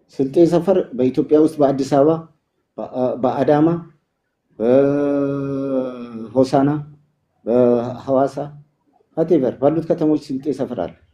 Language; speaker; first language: Amharic; non-native, local second language; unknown